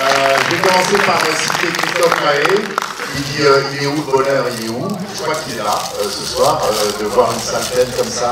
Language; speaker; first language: French; native; French